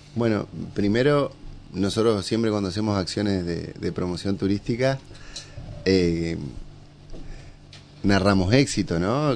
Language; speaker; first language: Spanish; native; Spanish